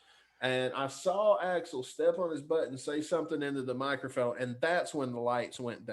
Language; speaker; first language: English; native; English